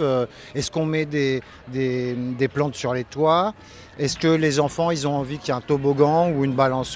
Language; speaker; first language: French; native; French